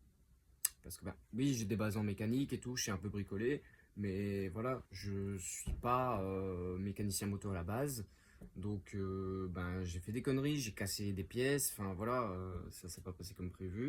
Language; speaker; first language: French; native; French